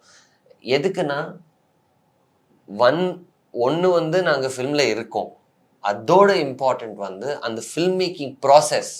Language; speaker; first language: Tamil; non-native, fluent; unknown